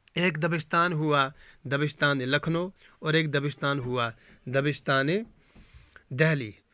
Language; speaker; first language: Urdu; native; Urdu